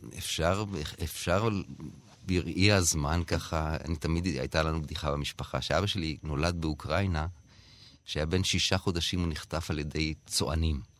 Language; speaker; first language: Hebrew; native; Hebrew